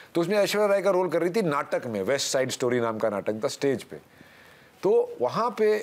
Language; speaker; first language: Hindi; native; Hindi